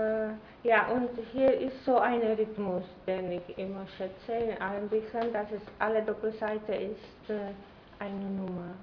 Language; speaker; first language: German; non-native, fluent; Czech